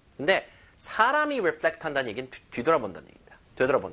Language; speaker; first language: Korean; native; Korean